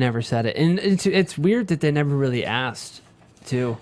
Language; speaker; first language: English; native; English